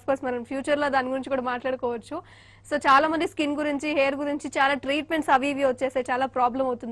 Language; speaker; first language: Telugu; native; Telugu